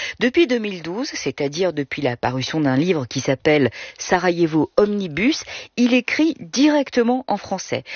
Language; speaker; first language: French; native; French